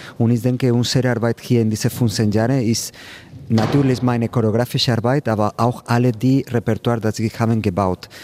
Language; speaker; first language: German; non-native, fluent; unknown